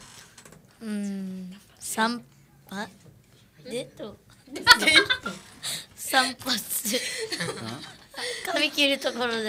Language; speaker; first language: Japanese; native; Japanese